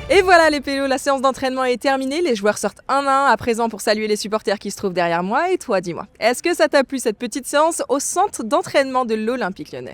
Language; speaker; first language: French; native; French